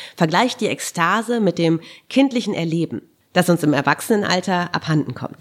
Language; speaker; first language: German; native; German